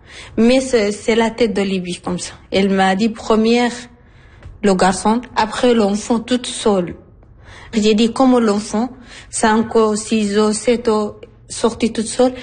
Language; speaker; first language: French; non-native, learner; Arabic